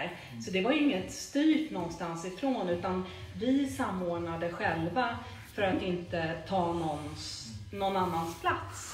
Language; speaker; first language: Swedish; native; Swedish